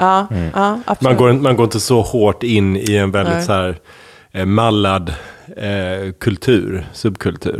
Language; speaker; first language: Swedish; native; Swedish